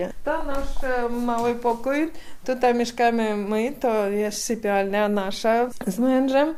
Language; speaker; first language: Polish; non-native, learner; Russian